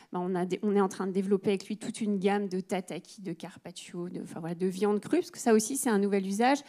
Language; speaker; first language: French; native; French